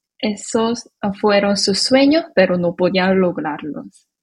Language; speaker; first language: Spanish; non-native, fluent; Korean